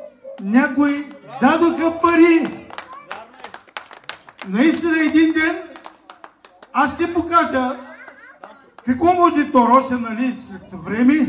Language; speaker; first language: Bulgarian; non-native, local second language; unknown